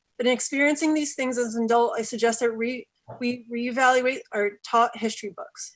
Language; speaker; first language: English; native; English